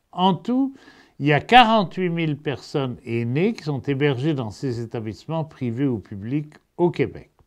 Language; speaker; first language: French; native; French